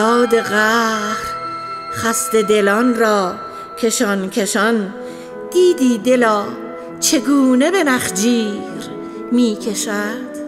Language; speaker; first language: Persian; native; Persian